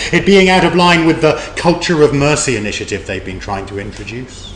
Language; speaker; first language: English; native; English